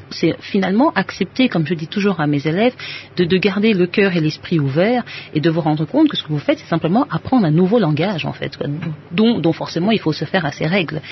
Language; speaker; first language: French; native; French